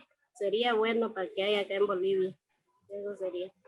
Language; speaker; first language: Spanish; non-native, local second language; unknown